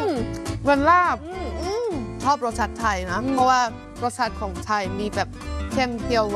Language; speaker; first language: Thai; non-native, fluent; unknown